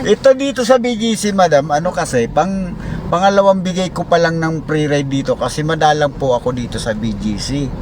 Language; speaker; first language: Filipino; native; Filipino